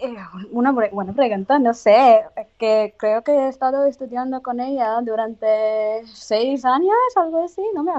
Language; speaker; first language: Spanish; non-native, fluent; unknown